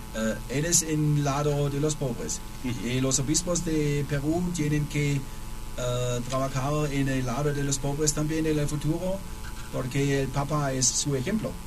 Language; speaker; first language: Spanish; non-native, learner; German